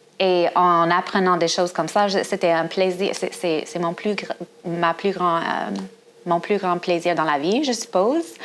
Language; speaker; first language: French; non-native, fluent; English